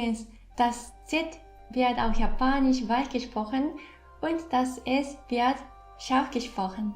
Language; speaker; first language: German; non-native, fluent; Japanese